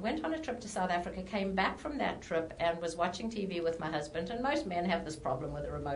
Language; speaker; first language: English; native; English